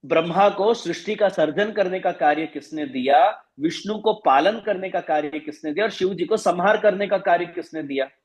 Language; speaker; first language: Hindi; non-native, local second language; Gujarati